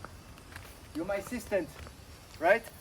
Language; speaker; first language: English; non-native, learner; French